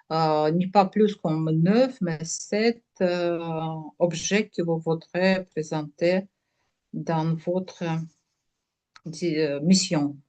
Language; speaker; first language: French; non-native, learner; Russian